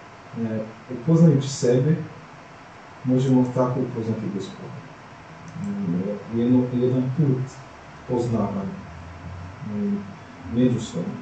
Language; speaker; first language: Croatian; non-native, fluent; Portuguese